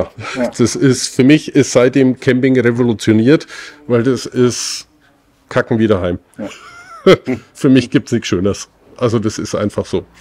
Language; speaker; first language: German; native; German